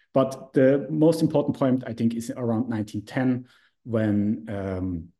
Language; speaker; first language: English; non-native, fluent; Swiss German